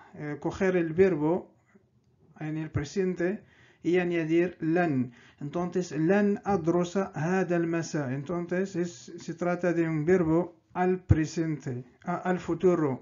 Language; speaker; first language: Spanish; non-native, fluent; Arabic